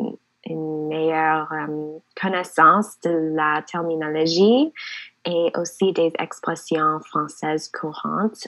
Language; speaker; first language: French; non-native, local second language; English